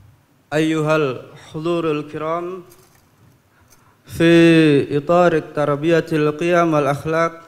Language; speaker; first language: Arabic; non-native, fluent; Indonesian